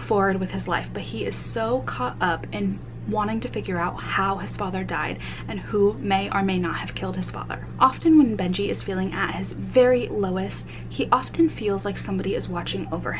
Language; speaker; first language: English; native; English